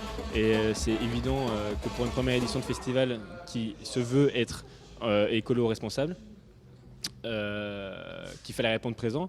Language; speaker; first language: French; native; French